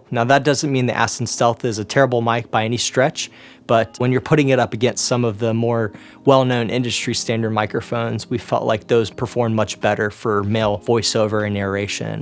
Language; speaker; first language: English; native; English